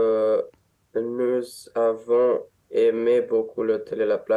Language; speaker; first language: French; non-native, learner; Romanian